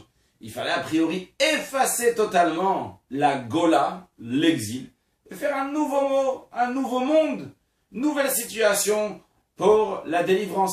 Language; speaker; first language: French; native; French